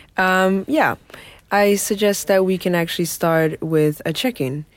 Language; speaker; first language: English; non-native, fluent; Chinese